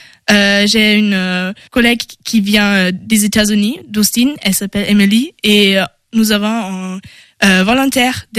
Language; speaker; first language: French; non-native, learner; German